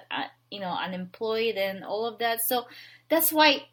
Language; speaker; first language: English; non-native, local second language; Filipino